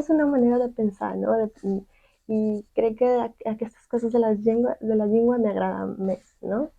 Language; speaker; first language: Catalan; non-native, fluent; Spanish